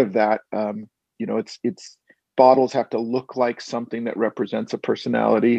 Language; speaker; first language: English; native; English